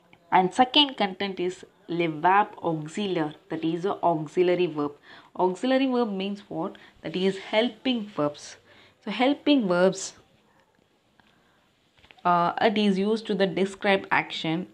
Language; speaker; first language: English; non-native, local second language; Tamil